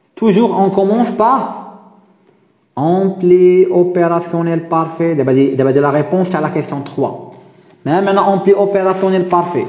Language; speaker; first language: French; non-native, local second language; Arabic